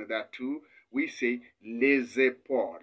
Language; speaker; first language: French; non-native, fluent; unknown